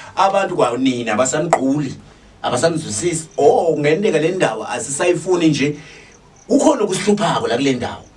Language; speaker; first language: Zulu; native; Zulu